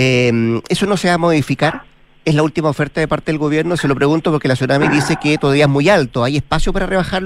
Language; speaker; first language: Spanish; native; Spanish